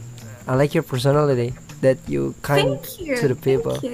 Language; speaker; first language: English; non-native, learner; Indonesian